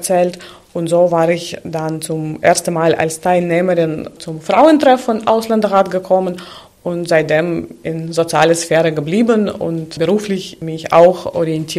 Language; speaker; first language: German; non-native, fluent; Russian